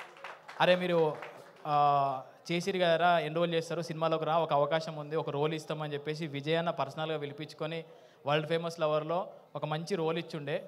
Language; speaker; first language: Telugu; native; Telugu